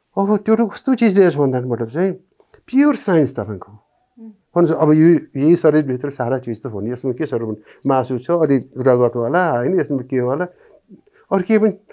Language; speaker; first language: Nepali; non-native, local second language; Newari